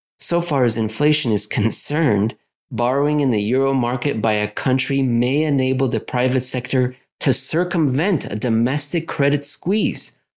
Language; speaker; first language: English; native; English